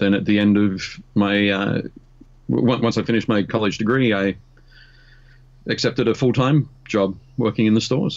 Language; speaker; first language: English; native; English